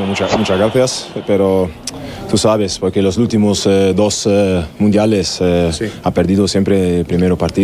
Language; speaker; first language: Spanish; non-native, learner; German